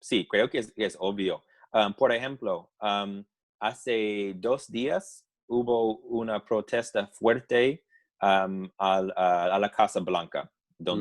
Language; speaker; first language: Spanish; non-native, fluent; English